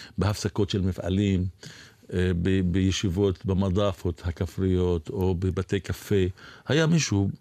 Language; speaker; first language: Hebrew; non-native, local second language; Arabic